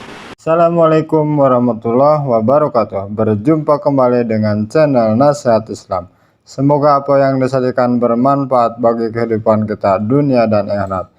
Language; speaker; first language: Indonesian; native; Indonesian